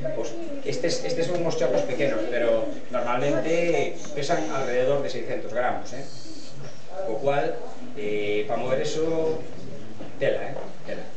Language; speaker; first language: Spanish; non-native, local second language; Galician